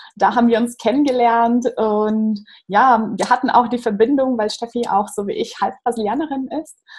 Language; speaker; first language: German; non-native, fluent; Portuguese